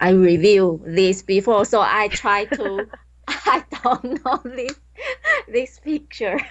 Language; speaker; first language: English; non-native, learner; Chinese